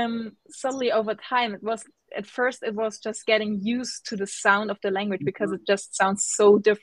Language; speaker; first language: English; non-native, fluent; German